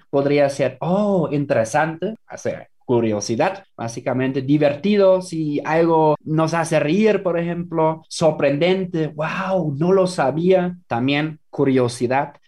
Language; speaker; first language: Spanish; non-native, fluent; German